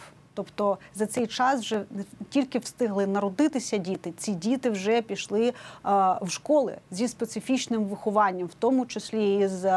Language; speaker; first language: Ukrainian; native; Ukrainian